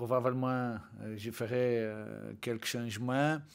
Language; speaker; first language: French; non-native, learner; Portuguese